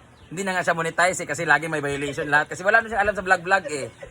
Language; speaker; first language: Filipino; non-native, local second language; Cebuano